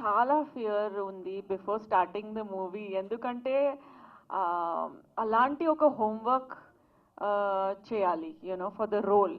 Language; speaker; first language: Telugu; non-native, learner; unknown